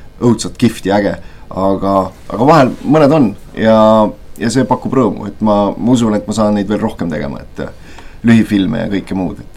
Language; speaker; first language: Estonian; native; Estonian